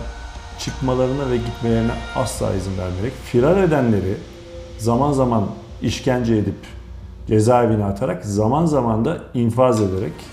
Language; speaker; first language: Turkish; native; Turkish